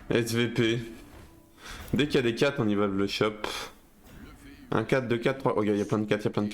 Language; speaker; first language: French; native; French